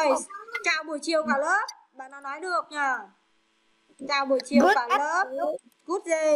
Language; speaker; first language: Vietnamese; native; Vietnamese